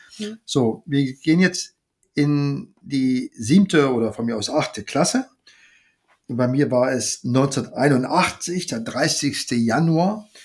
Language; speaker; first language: German; early bilingual, other home language; Arabic